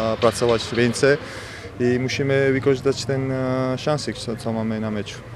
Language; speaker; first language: Polish; non-native, learner; Georgian